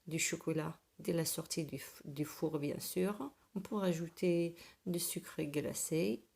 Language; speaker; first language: French; non-native, local second language; Arabic